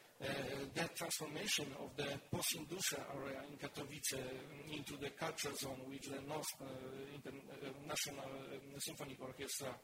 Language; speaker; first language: English; non-native, learner; Polish